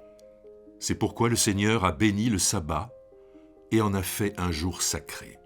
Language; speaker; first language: French; native; French